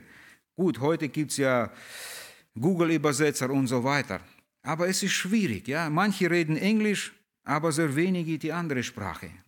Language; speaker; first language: German; early bilingual, heritage; German